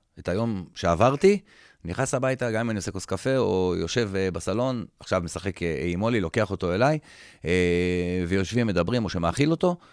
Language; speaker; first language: Hebrew; native; Hebrew